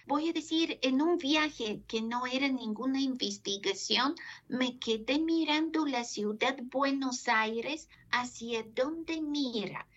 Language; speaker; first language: Spanish; non-native, fluent; Bulgarian